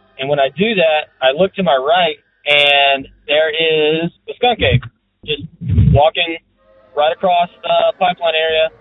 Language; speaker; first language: English; native; English